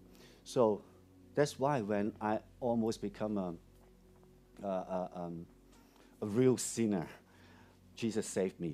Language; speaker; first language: English; non-native, local second language; Cantonese